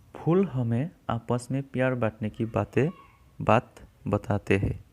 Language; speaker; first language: Hindi; non-native, local second language; Assamese